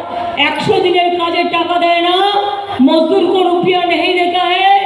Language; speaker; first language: Hindi; non-native, local second language; Bangla